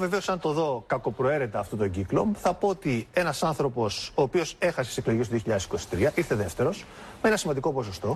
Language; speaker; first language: Greek; native; Greek